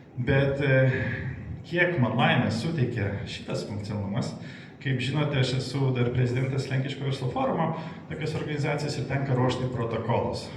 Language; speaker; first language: Lithuanian; non-native, local second language; Polish